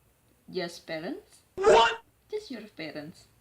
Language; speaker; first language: English; non-native, learner; Indonesian